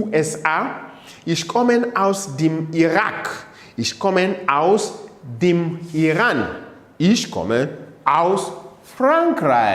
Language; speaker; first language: German; non-native, learner; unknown